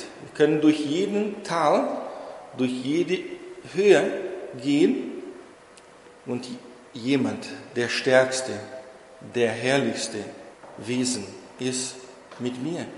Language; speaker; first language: German; non-native, fluent; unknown